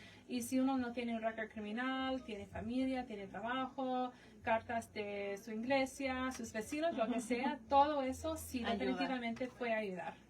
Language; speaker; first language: Spanish; non-native, fluent; English